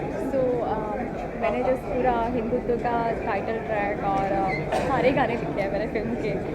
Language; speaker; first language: Hindi; native; Hindi